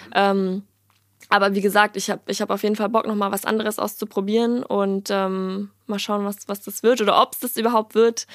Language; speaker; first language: German; native; German